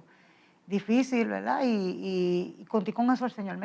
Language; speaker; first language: Spanish; native; Spanish